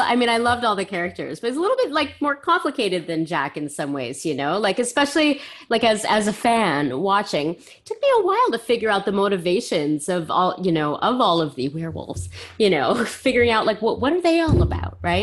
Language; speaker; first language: English; native; English